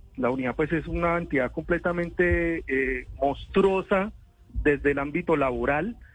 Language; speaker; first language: Spanish; native; Spanish